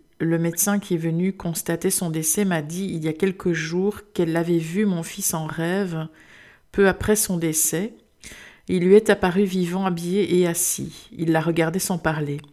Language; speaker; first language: French; native; French